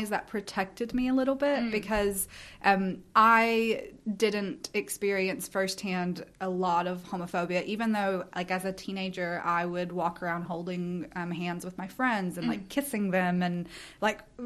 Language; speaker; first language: English; native; English